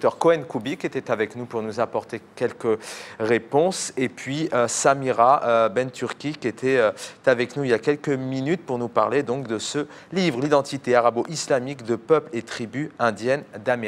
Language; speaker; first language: French; native; French